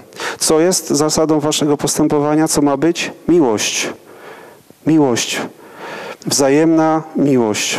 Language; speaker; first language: Polish; native; Polish